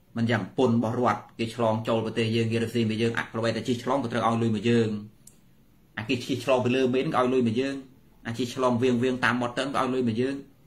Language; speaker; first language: Khmer; native; Khmer